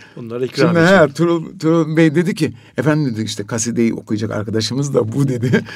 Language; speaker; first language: Turkish; native; Turkish